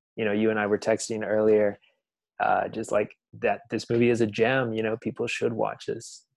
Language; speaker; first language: English; native; English